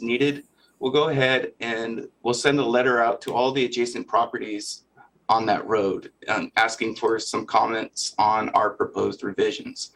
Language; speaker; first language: English; native; English